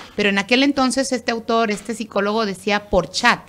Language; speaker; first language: Spanish; native; Spanish